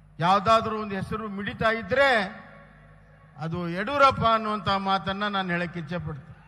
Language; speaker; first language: Kannada; non-native, local second language; Lambadi